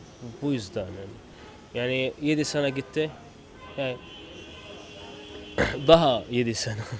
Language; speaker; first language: Turkish; non-native, learner; Arabic